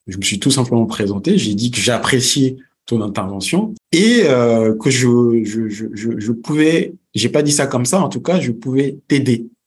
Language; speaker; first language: French; early bilingual, other home language; Fula